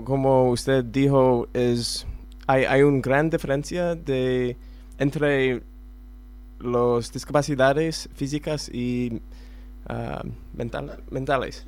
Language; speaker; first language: Spanish; non-native, learner; English